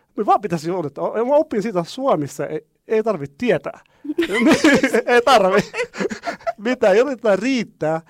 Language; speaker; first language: Finnish; non-native, learner; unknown